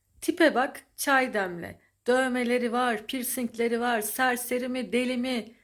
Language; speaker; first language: Turkish; native; Turkish